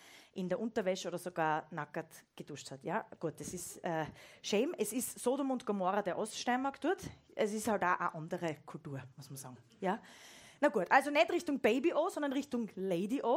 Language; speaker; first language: German; native; German